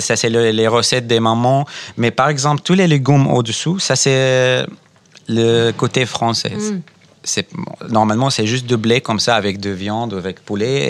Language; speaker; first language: French; non-native, fluent; Arabic